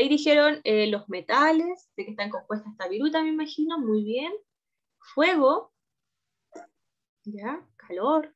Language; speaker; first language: Spanish; native; Spanish